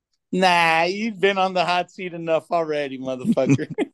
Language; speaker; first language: English; early bilingual, other home language; Spanish